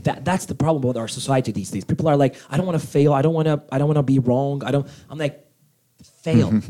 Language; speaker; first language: English; non-native, fluent; Turkish